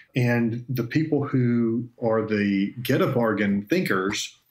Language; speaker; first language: English; native; English